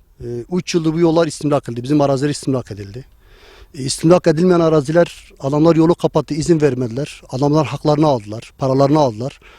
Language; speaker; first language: Turkish; non-native, local second language; Kurdish